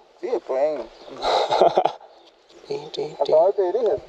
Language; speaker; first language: Spanish; native; Spanish